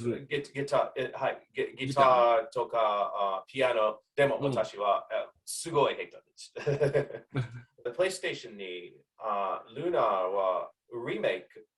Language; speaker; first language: Japanese; non-native, learner; English